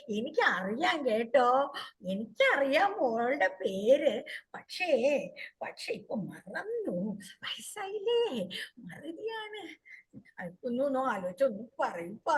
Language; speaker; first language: Malayalam; early bilingual, heritage; Malayalam